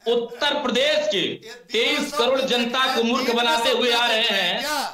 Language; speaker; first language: Hindi; native; Hindi